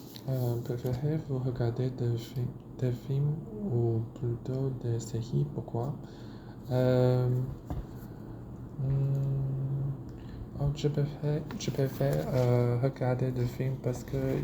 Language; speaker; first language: French; non-native, learner; Chinese